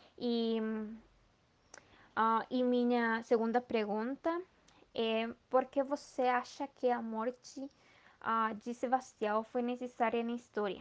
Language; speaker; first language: Portuguese; non-native, fluent; Spanish